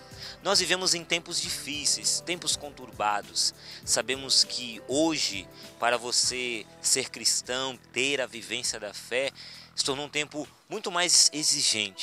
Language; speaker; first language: Portuguese; native; Portuguese